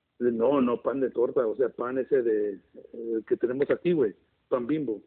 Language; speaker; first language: Spanish; early bilingual, heritage; Spanish